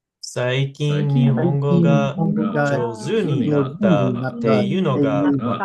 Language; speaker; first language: Japanese; non-native, learner; English